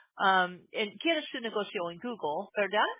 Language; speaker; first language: Spanish; non-native, learner; English